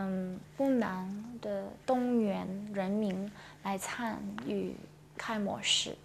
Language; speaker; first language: Chinese; non-native, local second language; Cantonese